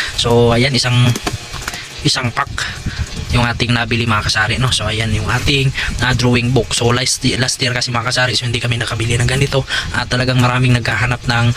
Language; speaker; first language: Filipino; non-native, local second language; Cebuano